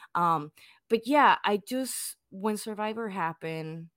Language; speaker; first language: English; non-native, fluent; Spanish